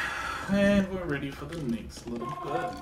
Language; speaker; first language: English; native; English